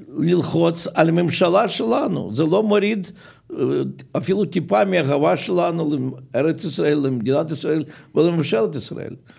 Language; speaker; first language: Hebrew; non-native, fluent; Russian